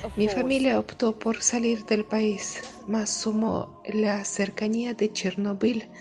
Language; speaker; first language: Spanish; non-native, fluent; Russian